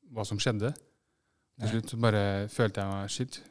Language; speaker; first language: Norwegian; native; Norwegian